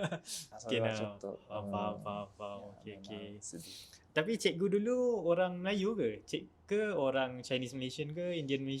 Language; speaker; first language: Malay; native; Malay